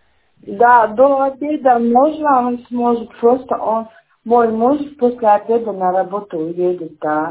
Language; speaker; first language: Russian; non-native, learner; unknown